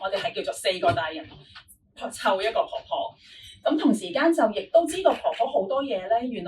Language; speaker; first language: Cantonese; native; Cantonese